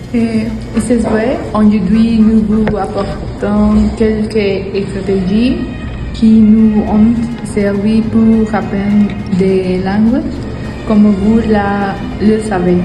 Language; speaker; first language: French; non-native, learner; Spanish